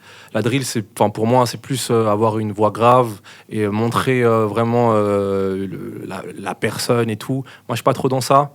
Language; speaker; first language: French; native; French